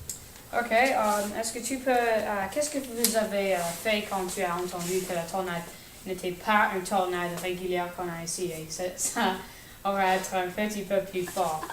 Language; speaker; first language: French; non-native, learner; English